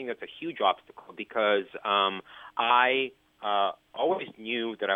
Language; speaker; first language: English; native; English